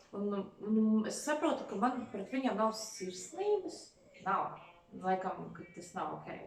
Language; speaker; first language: Latvian; non-native, local second language; Russian